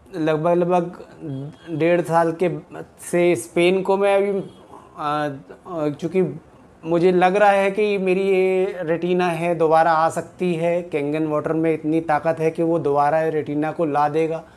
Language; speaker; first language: Hindi; native; Hindi